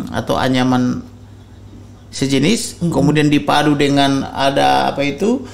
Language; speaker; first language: Indonesian; non-native, local second language; Batak Toba